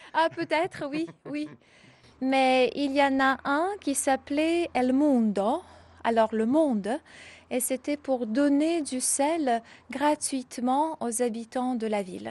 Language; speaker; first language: French; non-native, fluent; Croatian